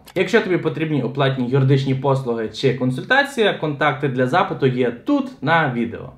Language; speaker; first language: Ukrainian; native; Ukrainian